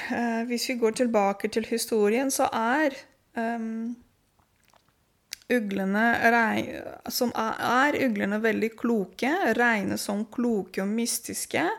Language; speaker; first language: Norwegian; non-native, fluent; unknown